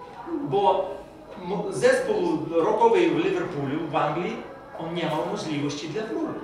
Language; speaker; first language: Polish; non-native, fluent; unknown